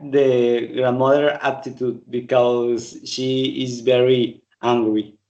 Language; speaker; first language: English; non-native, learner; Spanish